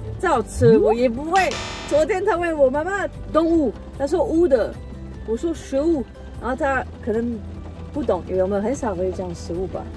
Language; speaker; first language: Chinese; non-native, fluent; French